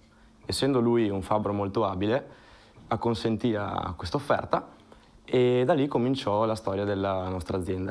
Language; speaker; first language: Italian; native; Italian